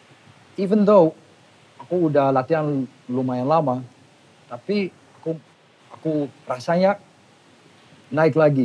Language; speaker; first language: Indonesian; non-native, fluent; English